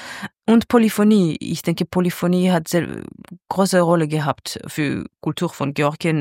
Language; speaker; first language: German; non-native, fluent; Georgian